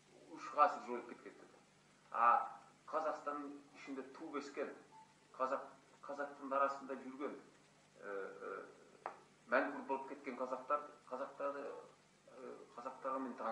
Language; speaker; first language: Kazakh; non-native, fluent; Hungarian